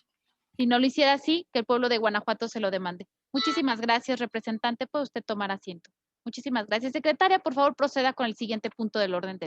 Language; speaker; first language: Spanish; native; Spanish